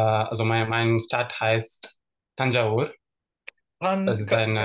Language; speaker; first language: German; non-native, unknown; Tamil